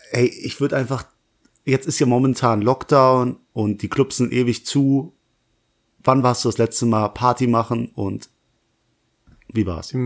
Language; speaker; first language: German; native; German